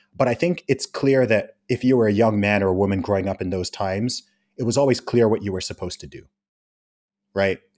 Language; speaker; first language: English; native; English